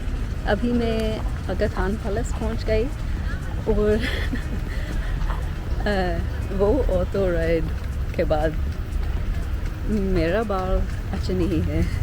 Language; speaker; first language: Hindi; non-native, learner; English